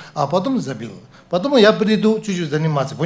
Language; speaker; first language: Russian; non-native, learner; Tibetan